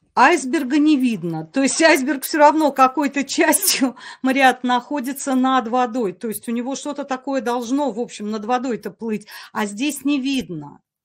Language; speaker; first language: Russian; native; Russian